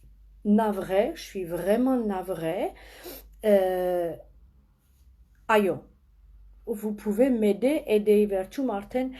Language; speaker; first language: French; non-native, fluent; Armenian